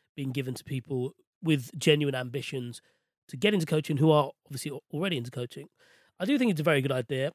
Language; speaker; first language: English; native; English